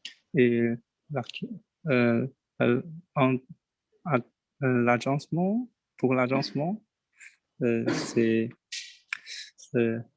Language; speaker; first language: French; non-native, learner; Chinese